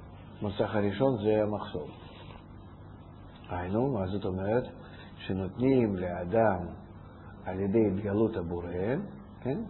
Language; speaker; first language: Hebrew; non-native, fluent; Russian